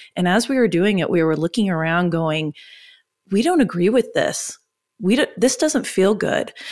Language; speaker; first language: English; native; English